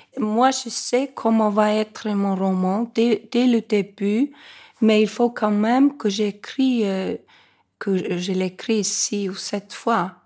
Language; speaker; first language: French; non-native, fluent; Icelandic